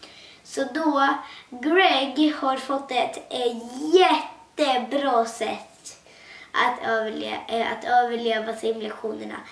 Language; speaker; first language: Swedish; non-native, local second language; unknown